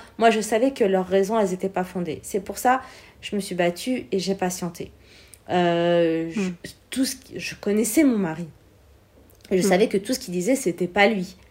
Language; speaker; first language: French; early bilingual, other home language; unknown